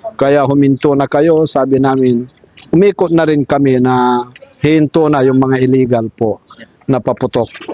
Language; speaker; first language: Filipino; non-native, local second language; Pangasinan